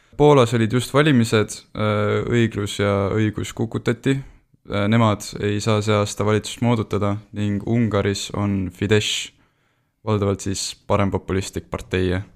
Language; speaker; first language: Estonian; native; Estonian